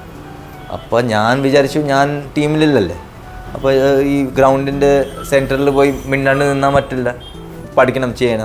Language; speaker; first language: Malayalam; early bilingual, heritage; Malayalam